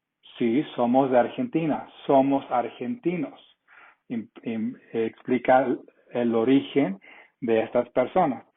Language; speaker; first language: Spanish; non-native, fluent; English